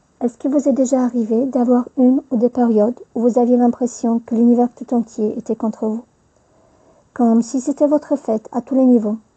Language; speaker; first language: French; non-native, fluent; Polish